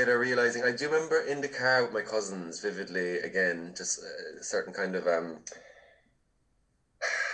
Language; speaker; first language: English; native; English